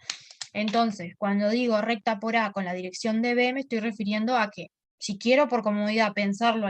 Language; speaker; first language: Spanish; native; Spanish